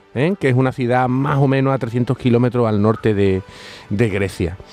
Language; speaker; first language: Spanish; native; Spanish